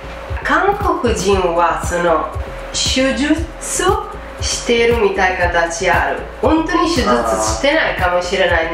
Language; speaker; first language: Japanese; non-native, fluent; Italian